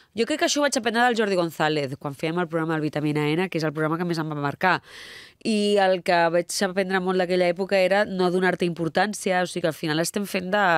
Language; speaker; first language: Catalan; non-native, local second language; Spanish